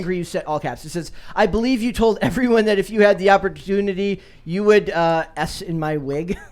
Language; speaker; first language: English; native; English